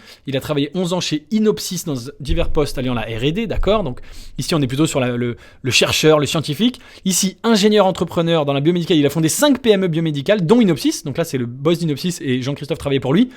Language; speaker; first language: French; native; French